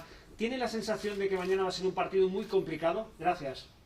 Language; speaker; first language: Spanish; native; Spanish